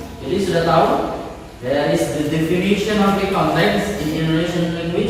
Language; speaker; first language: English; non-native, learner; Indonesian